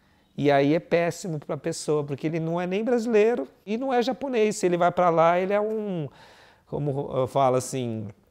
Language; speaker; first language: Portuguese; early bilingual, other home language; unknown